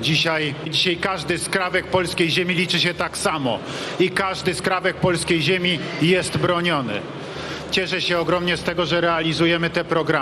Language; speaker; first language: Polish; native; Polish